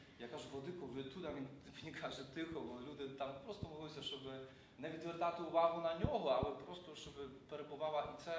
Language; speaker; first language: Ukrainian; non-native, local second language; Polish